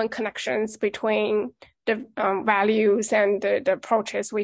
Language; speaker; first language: English; non-native, fluent; Chinese